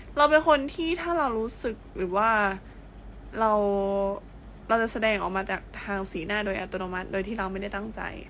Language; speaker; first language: Thai; native; Thai